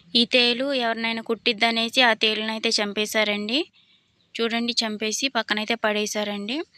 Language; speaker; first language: Telugu; non-native, local second language; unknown